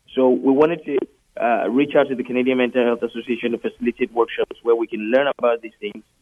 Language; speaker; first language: English; non-native, local second language; Yoruba